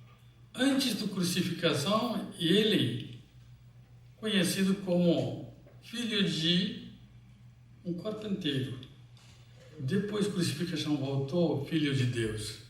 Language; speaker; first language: Portuguese; non-native, fluent; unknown